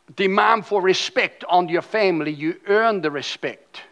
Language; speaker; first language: English; non-native, fluent; German